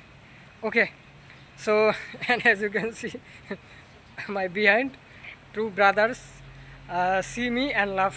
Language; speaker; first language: English; non-native, learner; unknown